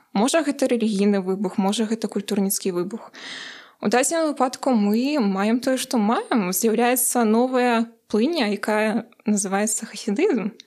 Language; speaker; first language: Belarusian; native; Belarusian